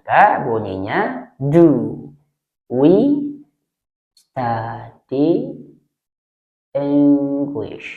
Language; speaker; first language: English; non-native, fluent; Indonesian